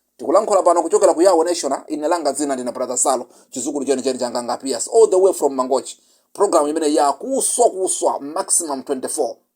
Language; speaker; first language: Nyanja; non-native, local second language; Yao